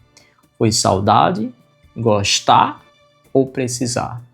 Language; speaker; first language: Portuguese; non-native, fluent; Spanish